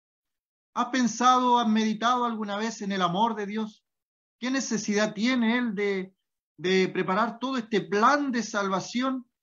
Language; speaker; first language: Spanish; native; Spanish